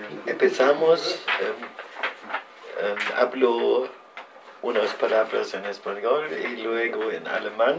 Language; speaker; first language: Spanish; non-native, learner; German